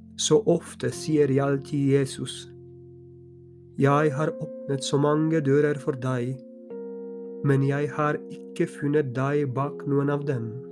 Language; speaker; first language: Norwegian; non-native, fluent; Polish